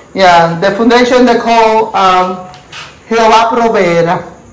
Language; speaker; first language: English; non-native, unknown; Spanish